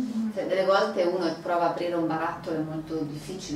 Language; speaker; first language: Italian; native; Italian